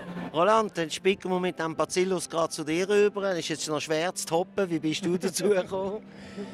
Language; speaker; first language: German; native; German